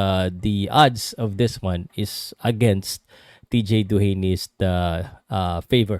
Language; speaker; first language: English; non-native, local second language; Filipino